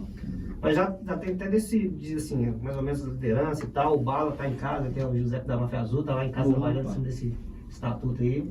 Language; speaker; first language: Portuguese; native; Portuguese